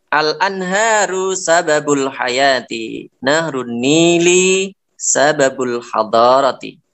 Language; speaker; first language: Arabic; non-native, fluent; Indonesian